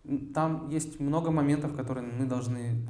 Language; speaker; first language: Russian; native; Russian